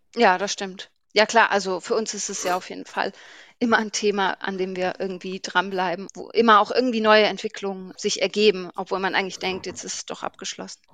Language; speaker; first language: German; native; German